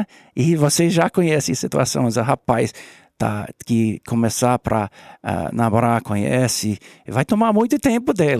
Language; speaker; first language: Portuguese; non-native, learner; English